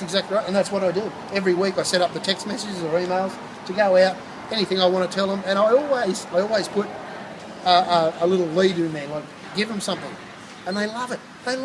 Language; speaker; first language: English; native; English